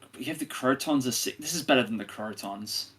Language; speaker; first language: English; native; English